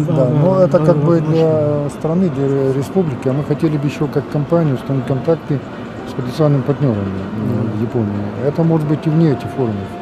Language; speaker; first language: Russian; native; Russian